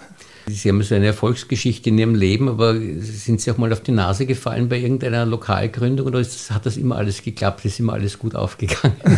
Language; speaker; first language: German; native; German